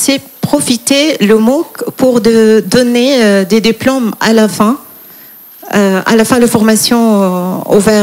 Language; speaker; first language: French; non-native, fluent; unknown